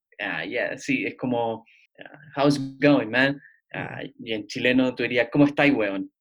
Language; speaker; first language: Spanish; native; Spanish